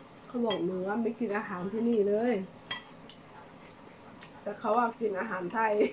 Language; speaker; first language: German; non-native, learner; Thai